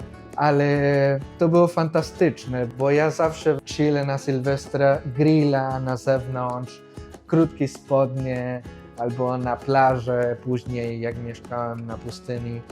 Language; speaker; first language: Polish; non-native, fluent; Spanish